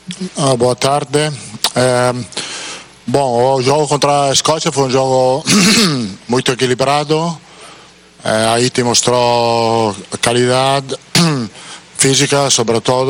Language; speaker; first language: Portuguese; non-native, fluent; Italian